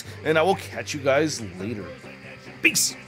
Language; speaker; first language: English; native; English